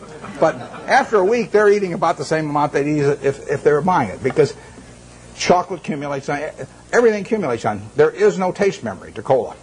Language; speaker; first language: English; native; English